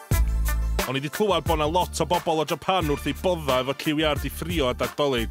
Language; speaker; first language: Welsh; native; Welsh